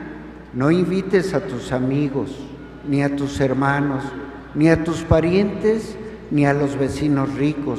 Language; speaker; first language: Spanish; native; Spanish